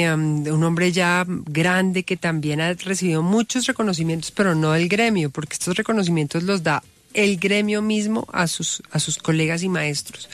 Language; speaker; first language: Spanish; native; Spanish